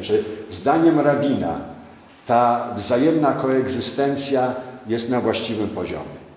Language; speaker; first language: Polish; native; Polish